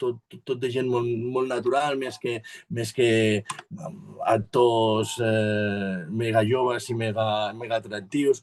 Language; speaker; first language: Catalan; native; Catalan